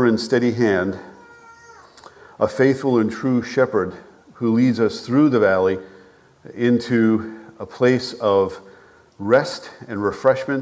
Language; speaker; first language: English; native; English